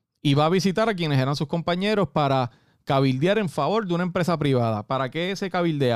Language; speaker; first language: Spanish; native; Spanish